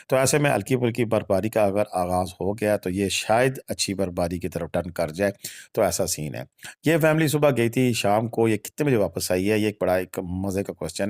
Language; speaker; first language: Hindi; non-native, local second language; Punjabi